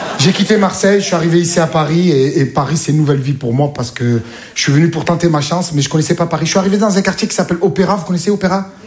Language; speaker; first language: French; native; French